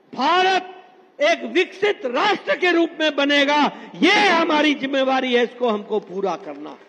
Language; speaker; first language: Hindi; native; Hindi